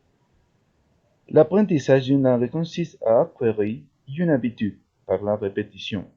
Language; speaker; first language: French; non-native, learner; Spanish